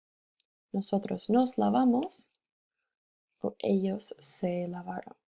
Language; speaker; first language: Spanish; non-native, fluent; English